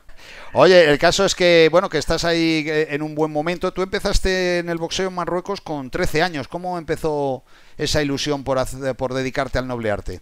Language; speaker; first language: Spanish; native; Spanish